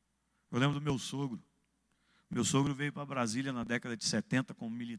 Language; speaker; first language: Portuguese; native; Portuguese